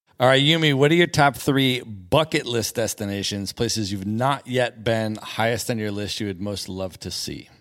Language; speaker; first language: English; native; English